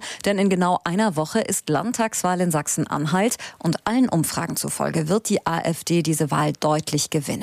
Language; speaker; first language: German; native; German